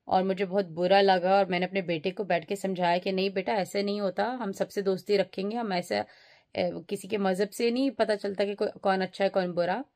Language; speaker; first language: Urdu; early bilingual, heritage; Urdu